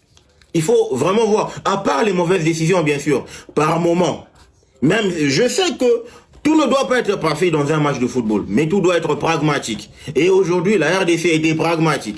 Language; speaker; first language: French; non-native, local second language; Lingala